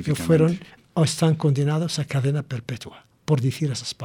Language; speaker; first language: Spanish; non-native, local second language; Arabic